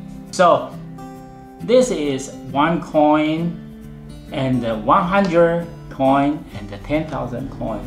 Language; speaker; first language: English; non-native, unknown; Chinese